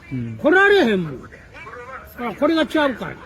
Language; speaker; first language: Japanese; native; Japanese